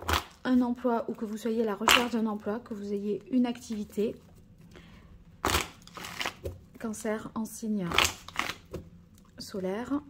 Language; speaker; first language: French; native; French